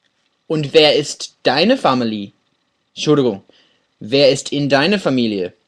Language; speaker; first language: German; non-native, fluent; English